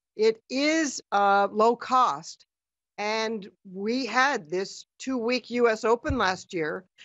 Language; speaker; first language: English; native; English